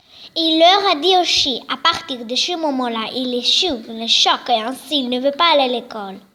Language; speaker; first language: French; non-native, learner; Greek